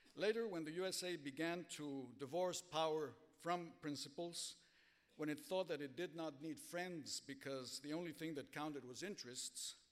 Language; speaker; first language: English; early bilingual, other home language; Spanish